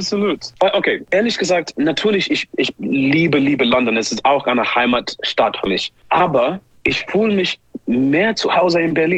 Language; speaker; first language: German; non-native, fluent; English